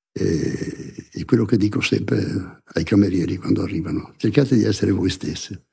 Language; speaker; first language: Italian; native; Italian